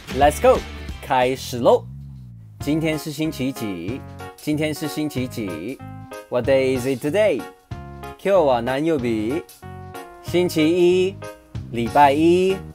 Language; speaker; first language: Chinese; native; Chinese